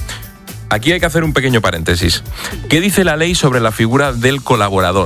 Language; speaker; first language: Spanish; native; Spanish